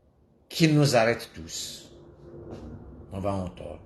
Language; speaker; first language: French; non-native, local second language; Kabyle